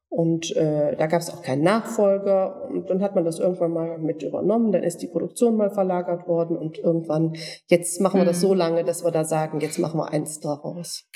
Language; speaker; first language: German; non-native, fluent; Turkish